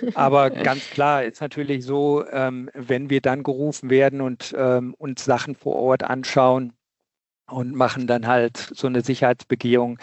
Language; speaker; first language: German; native; German